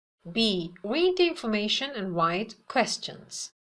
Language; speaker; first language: English; non-native, fluent; Persian